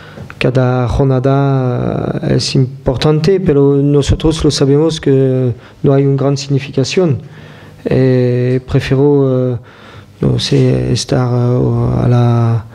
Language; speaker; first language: Spanish; non-native, fluent; French